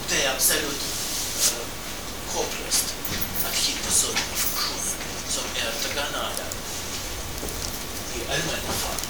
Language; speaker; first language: Swedish; non-native, fluent; Russian